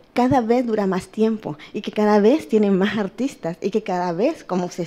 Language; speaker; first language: Spanish; native; Spanish